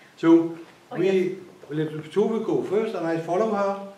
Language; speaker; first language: English; non-native, fluent; Danish